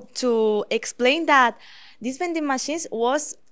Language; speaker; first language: English; non-native, fluent; Spanish